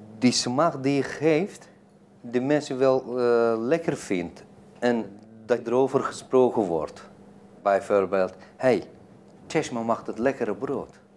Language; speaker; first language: Dutch; non-native, fluent; Turkish